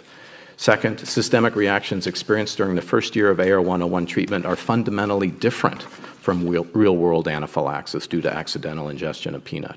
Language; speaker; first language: English; native; English